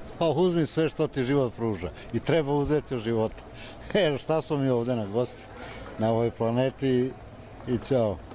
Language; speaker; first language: Serbian; native; Serbian